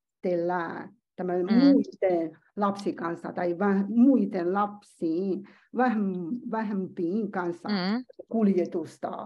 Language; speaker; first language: Finnish; non-native, learner; Chinese